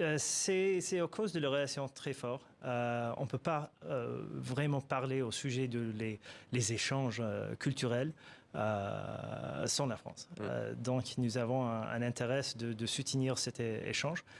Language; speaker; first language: French; non-native, fluent; Arabic